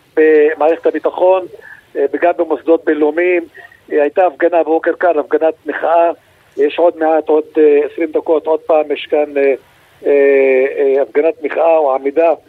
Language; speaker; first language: Hebrew; non-native, local second language; Arabic